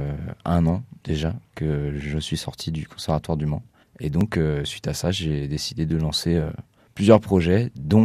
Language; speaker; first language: French; native; French